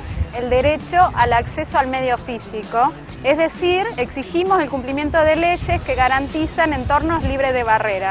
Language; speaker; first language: Spanish; native; Spanish